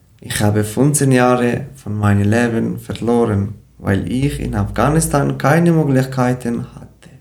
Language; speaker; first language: German; non-native, learner; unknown